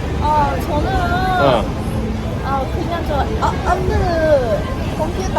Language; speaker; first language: Korean; non-native, learner; Japanese